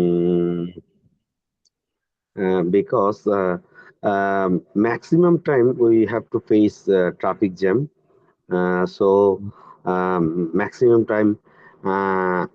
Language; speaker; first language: English; non-native, learner; Bangla